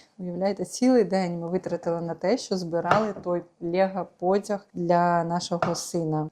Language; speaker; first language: Ukrainian; non-native, local second language; Russian